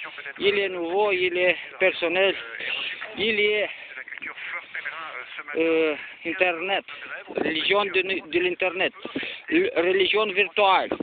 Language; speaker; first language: French; non-native, learner; Romanian